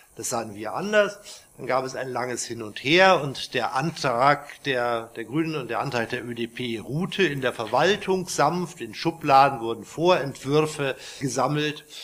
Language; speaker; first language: German; native; German